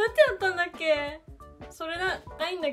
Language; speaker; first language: Japanese; native; Japanese